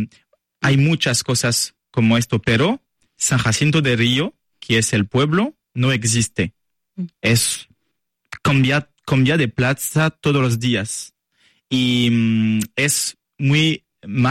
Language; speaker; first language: Spanish; non-native, learner; French